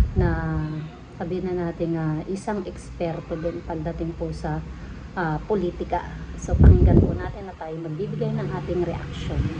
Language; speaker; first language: Filipino; native; Filipino